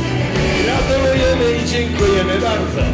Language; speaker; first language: Polish; native; Polish